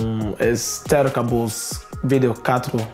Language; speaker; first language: Latvian; non-native, learner; Portuguese